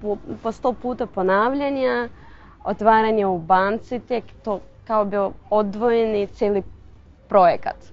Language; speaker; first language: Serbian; non-native, fluent; Russian